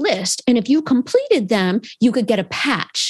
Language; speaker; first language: English; native; English